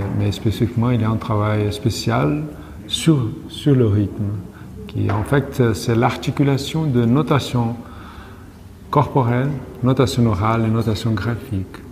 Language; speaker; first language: French; non-native, learner; Portuguese